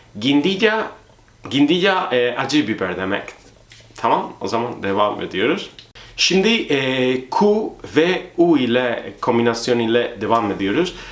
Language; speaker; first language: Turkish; non-native, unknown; Spanish